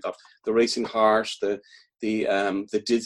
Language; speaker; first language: English; native; English